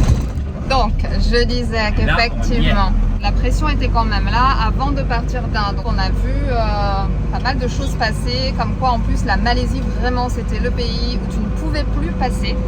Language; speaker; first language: French; native; French